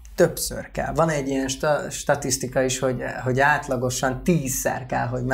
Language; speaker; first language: Hungarian; non-native, local second language; Romany